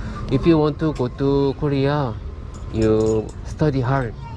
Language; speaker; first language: English; non-native, learner; Korean